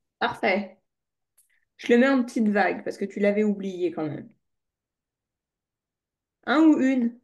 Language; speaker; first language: French; native; French